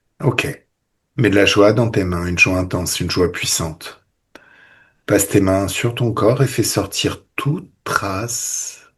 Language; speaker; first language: French; native; French